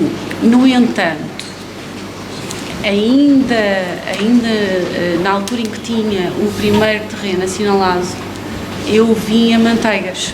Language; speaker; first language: Portuguese; native; Portuguese